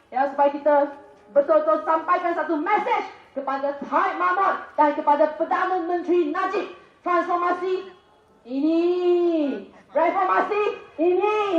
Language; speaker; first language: Malay; non-native, local second language; Chinese